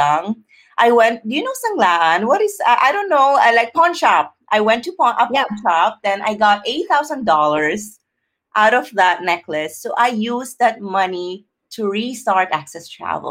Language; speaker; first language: English; non-native, local second language; Filipino